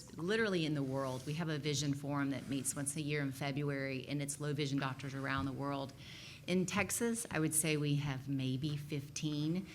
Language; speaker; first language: English; native; English